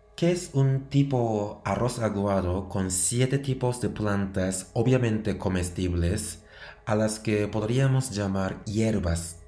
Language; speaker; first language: Spanish; non-native, fluent; Japanese